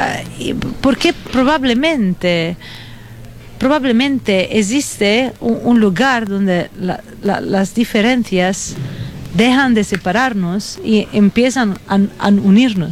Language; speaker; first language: Spanish; non-native, fluent; Italian